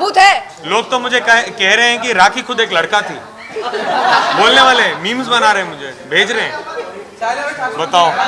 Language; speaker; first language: Hindi; native; Hindi